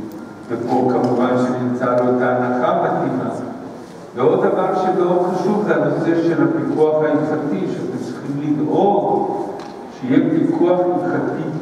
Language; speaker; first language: Hebrew; early bilingual, other home language; Spanish